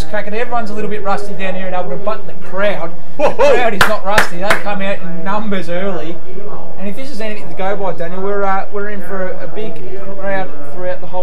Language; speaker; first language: English; native; English